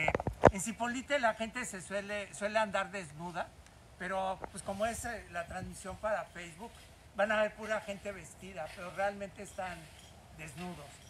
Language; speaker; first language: Spanish; native; Spanish